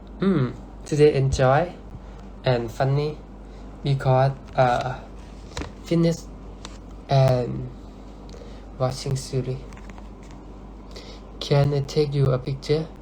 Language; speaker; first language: English; non-native, learner; Thai